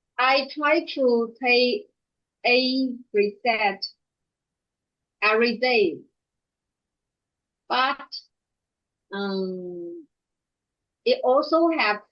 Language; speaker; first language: English; non-native, learner; Chinese